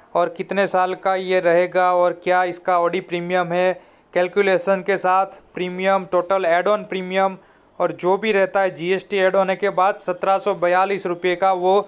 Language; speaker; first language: Hindi; non-native, local second language; Gujarati